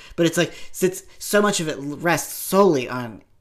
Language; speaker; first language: English; native; English